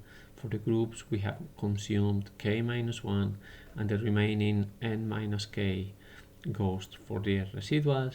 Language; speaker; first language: English; non-native, fluent; Spanish